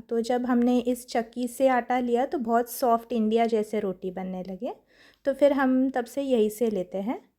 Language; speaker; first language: Hindi; non-native, local second language; Marathi